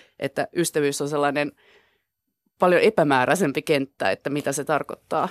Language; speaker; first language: Finnish; native; Finnish